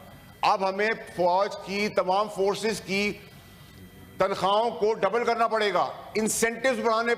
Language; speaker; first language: Urdu; native; Urdu